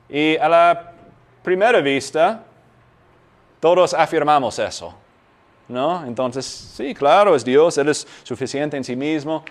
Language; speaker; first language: Spanish; non-native, fluent; English